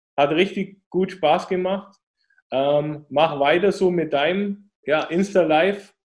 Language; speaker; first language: German; native; German